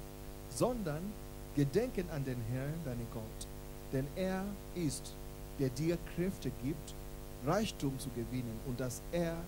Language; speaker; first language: German; non-native, learner; English